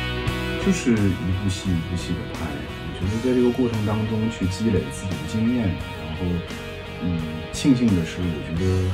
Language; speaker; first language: Chinese; native; Chinese